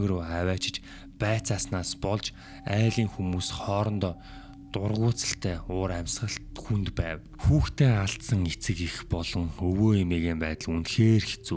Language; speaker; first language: Mongolian; native; Mongolian